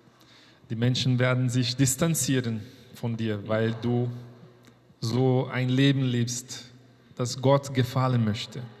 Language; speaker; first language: German; non-native, fluent; Portuguese